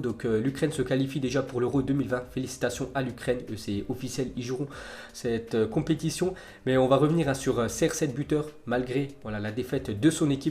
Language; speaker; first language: French; native; French